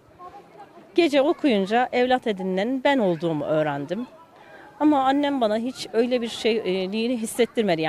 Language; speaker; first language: Turkish; native; Turkish